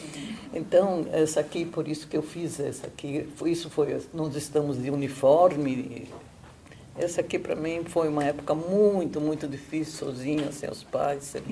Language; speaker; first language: Portuguese; non-native, fluent; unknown